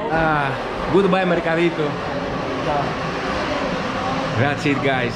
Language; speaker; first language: English; non-native, fluent; Greek